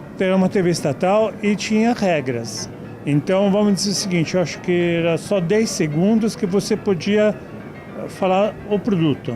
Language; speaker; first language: Portuguese; non-native, fluent; Italian